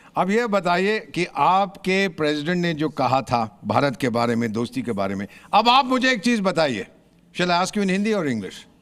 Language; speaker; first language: Hindi; native; Hindi